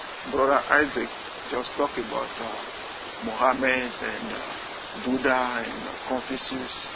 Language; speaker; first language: English; non-native, fluent; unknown